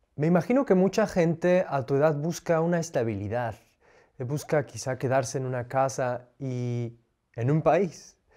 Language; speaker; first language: Spanish; native; Spanish